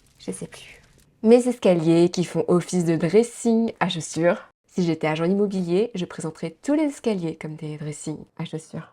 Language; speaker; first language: French; native; French